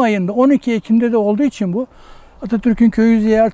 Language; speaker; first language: Turkish; native; Turkish